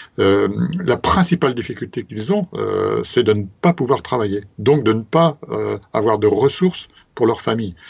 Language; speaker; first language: French; native; French